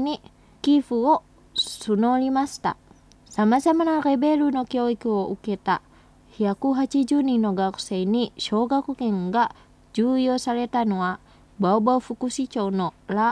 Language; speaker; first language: Japanese; non-native, fluent; Indonesian